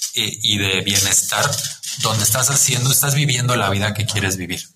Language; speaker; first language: Spanish; native; Spanish